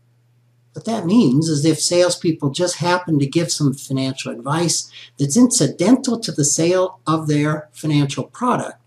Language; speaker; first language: English; native; English